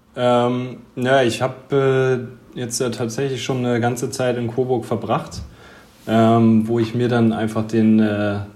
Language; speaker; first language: German; native; German